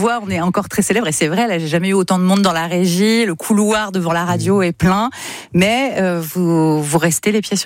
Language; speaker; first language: French; native; French